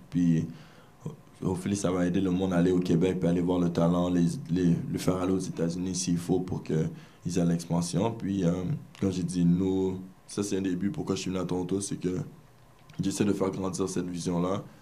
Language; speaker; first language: French; native; French